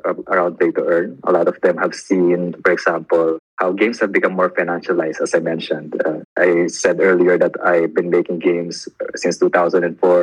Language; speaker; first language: English; non-native, local second language; Filipino